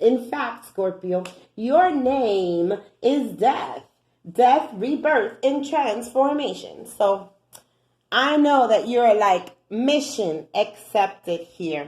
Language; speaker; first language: English; native; English